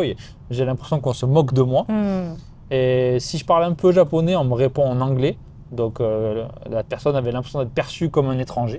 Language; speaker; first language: French; native; French